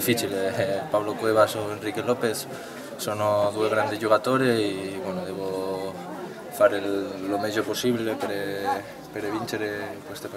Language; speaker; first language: Italian; non-native, learner; Spanish